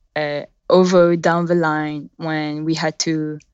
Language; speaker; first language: English; non-native, fluent; French